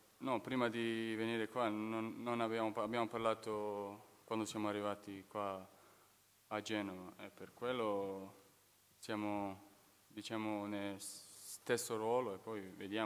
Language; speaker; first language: Italian; non-native, fluent; Serbian